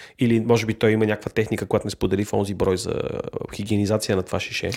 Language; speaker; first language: Bulgarian; native; Bulgarian